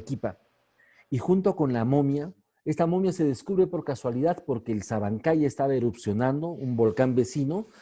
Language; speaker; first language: Spanish; native; Spanish